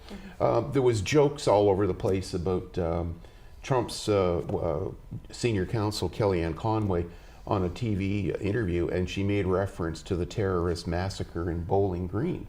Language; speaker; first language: English; native; English